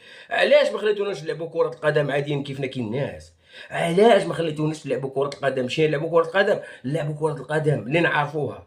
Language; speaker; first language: Arabic; native; Arabic